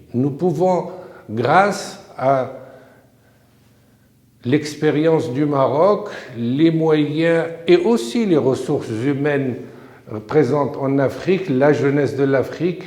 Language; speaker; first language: French; non-native, local second language; Arabic